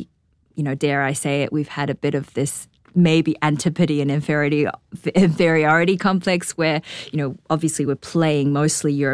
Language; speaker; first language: English; native; English